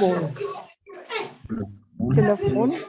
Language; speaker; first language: Russian; non-native, learner; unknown